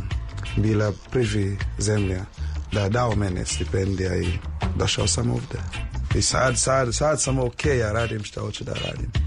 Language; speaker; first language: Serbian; non-native, learner; English